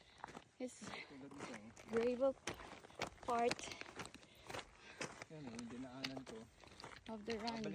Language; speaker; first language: English; non-native, local second language; Filipino